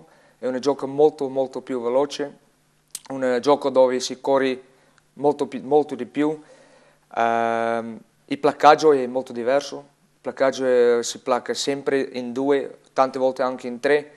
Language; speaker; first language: Italian; non-native, learner; Afrikaans